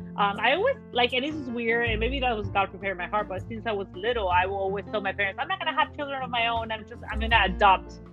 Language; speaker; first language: English; early bilingual, other home language; Spanish